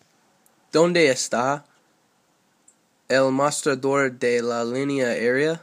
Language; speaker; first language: Spanish; non-native, learner; English